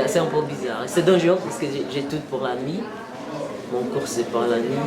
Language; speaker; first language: French; non-native, learner; Portuguese